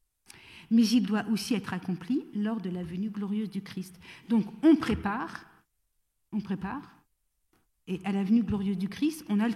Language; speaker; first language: French; native; French